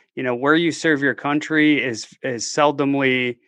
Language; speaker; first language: English; native; English